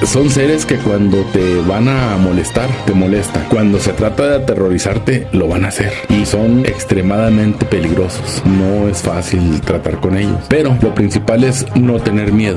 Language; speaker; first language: Spanish; native; Spanish